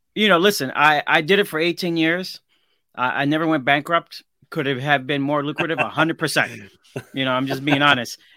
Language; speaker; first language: English; native; English